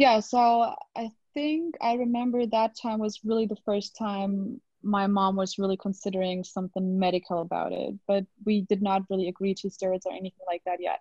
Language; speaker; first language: English; non-native, fluent; German